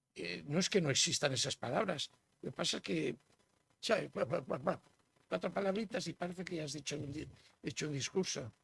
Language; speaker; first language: Spanish; native; Spanish